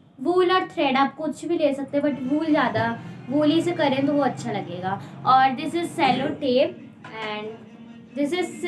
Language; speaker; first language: Hindi; native; Hindi